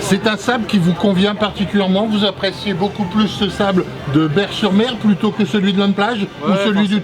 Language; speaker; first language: French; native; French